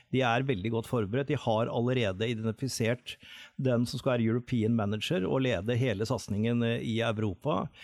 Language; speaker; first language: Norwegian; native; Norwegian